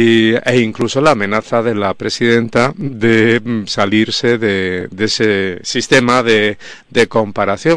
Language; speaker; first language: Spanish; native; Spanish